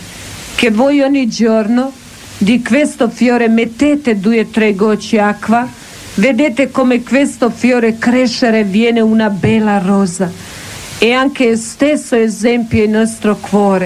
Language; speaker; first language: Italian; non-native, learner; Croatian